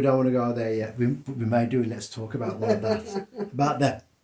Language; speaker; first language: English; native; English